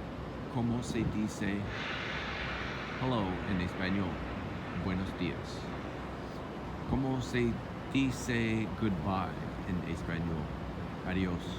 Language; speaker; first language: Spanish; non-native, learner; English